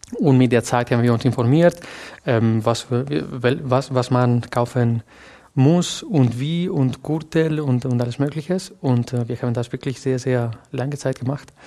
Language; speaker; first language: German; non-native, fluent; Catalan